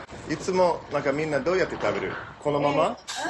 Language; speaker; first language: Japanese; non-native, learner; English